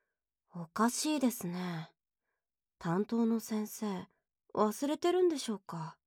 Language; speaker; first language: Japanese; native; Japanese